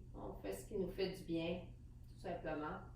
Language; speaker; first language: French; native; French